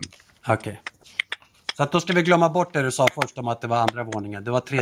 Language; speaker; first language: Swedish; native; Swedish